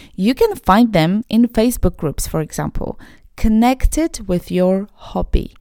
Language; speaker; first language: English; non-native, fluent; Polish